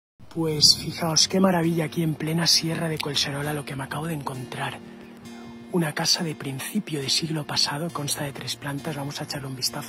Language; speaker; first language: Spanish; native; Spanish